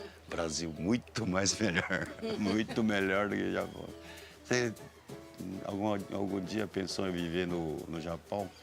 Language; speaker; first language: Portuguese; non-native, learner; Japanese